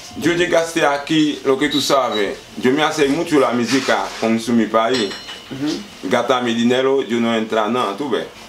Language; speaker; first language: Spanish; non-native, learner; Haitian Creole